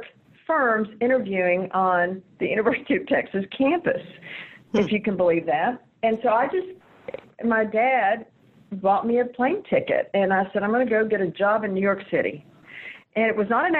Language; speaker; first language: English; native; English